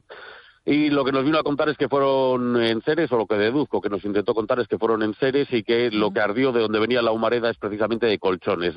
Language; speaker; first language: Spanish; native; Spanish